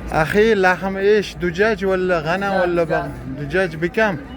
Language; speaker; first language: Arabic; non-native, learner; Uzbek